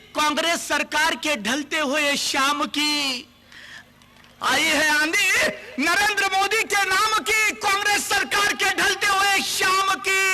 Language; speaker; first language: Hindi; non-native, local second language; Marathi